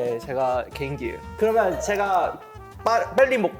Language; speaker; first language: Korean; non-native, fluent; Chinese